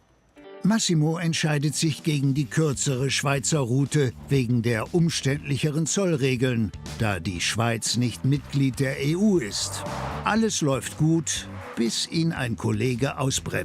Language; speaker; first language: German; native; German